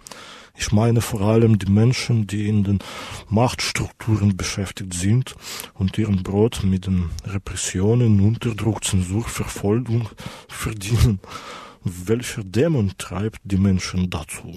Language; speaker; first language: German; non-native, fluent; Belarusian